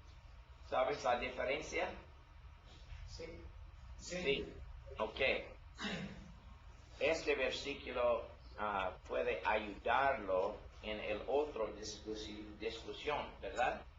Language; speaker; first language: Spanish; non-native, learner; English